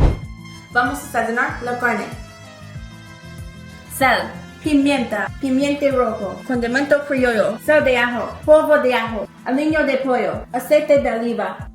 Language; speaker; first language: Spanish; non-native, learner; English